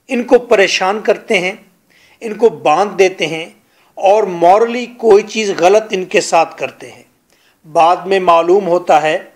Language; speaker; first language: Urdu; non-native, local second language; Punjabi